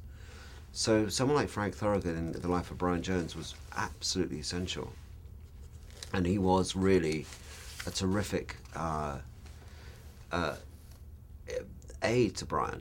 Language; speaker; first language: English; native; English